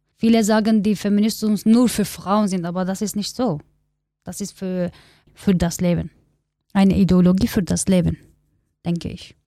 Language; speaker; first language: German; non-native, learner; Kurdish